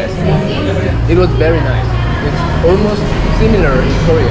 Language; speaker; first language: English; non-native, learner; Korean